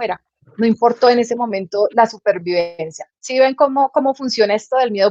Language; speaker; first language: Spanish; native; Spanish